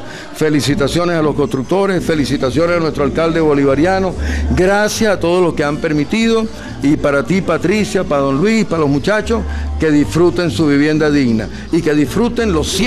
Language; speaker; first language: Spanish; native; Spanish